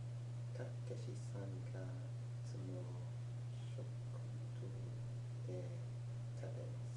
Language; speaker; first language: Japanese; non-native, learner; English